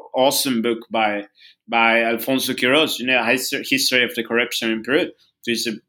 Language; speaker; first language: English; non-native, fluent; Spanish